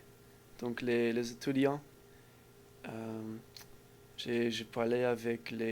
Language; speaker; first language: French; non-native, learner; English